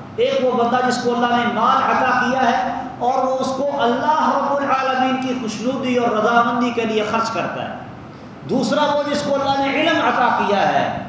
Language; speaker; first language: Urdu; non-native, local second language; Punjabi